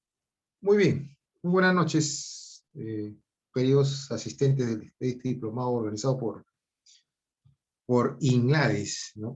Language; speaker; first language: Spanish; native; Spanish